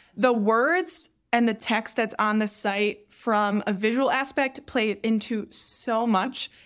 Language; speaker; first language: English; native; English